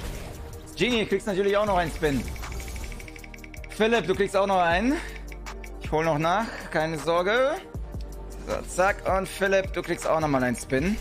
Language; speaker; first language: German; native; German